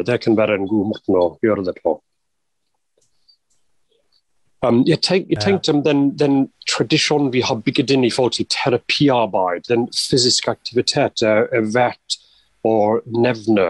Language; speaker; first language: Norwegian; non-native, fluent; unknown